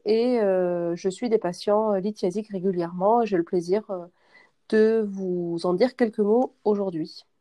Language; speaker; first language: French; native; French